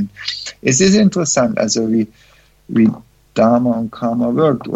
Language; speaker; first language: German; early bilingual, heritage; German